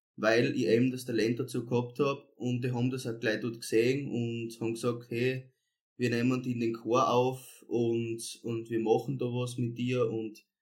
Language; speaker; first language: German; native; German